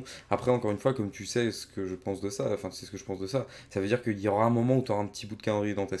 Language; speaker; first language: French; native; French